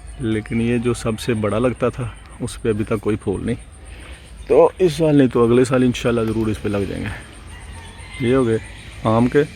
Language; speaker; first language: Urdu; native; Urdu